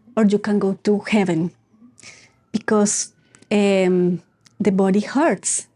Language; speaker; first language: English; non-native, fluent; Spanish